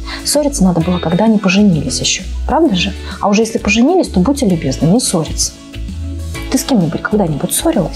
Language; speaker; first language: Russian; native; Russian